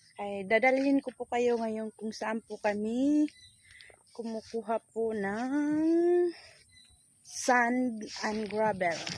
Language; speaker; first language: Filipino; non-native, local second language; Waray